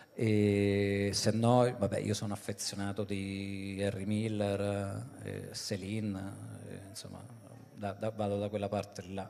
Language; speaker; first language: Italian; native; Italian